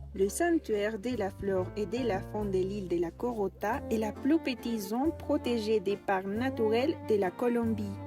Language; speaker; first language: French; non-native, learner; Spanish